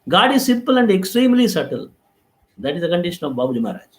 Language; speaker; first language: English; non-native, local second language; Telugu